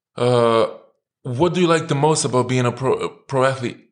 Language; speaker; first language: English; non-native, fluent; Lithuanian